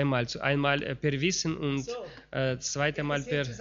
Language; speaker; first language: German; non-native, learner; Russian